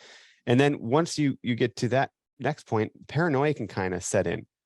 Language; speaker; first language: English; native; English